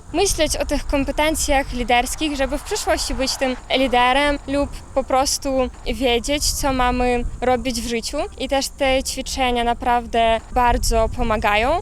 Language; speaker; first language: Polish; non-native, fluent; Ukrainian